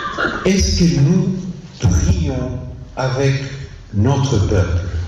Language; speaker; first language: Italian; non-native, learner; French